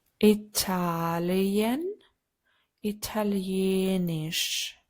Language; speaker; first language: German; non-native, fluent; Ukrainian